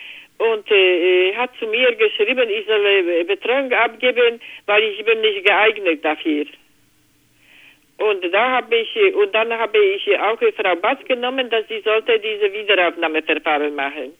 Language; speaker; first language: German; non-native, learner; Polish